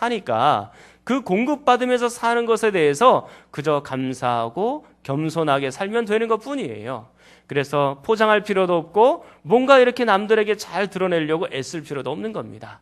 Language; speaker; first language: Korean; native; Korean